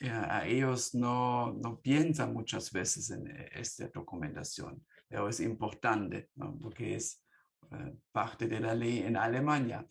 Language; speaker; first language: Spanish; non-native, fluent; German